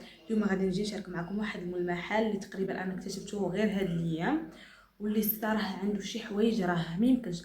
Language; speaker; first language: Arabic; native; Arabic